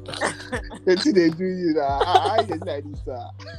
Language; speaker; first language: English; non-native, local second language; Yoruba